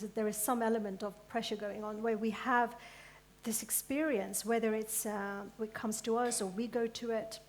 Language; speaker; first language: English; early bilingual, other home language; Gujarati